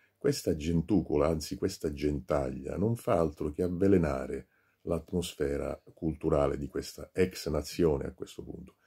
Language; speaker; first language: Italian; native; Italian